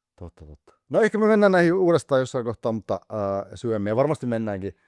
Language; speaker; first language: Finnish; native; Finnish